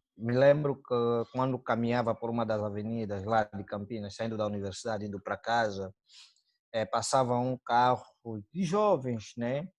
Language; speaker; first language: Portuguese; native; Portuguese